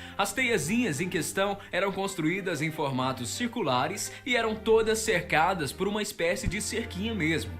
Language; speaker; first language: Portuguese; native; Portuguese